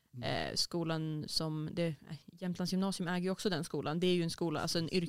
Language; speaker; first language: Swedish; native; Swedish